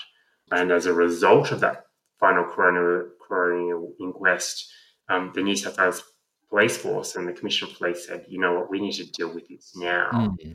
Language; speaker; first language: English; native; English